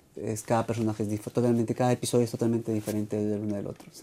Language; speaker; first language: Spanish; native; Spanish